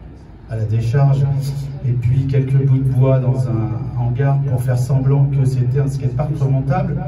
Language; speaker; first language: French; native; French